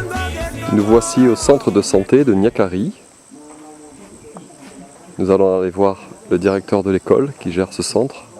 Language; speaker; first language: French; native; French